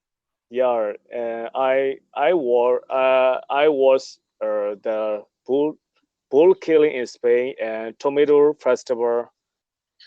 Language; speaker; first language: English; non-native, learner; Burmese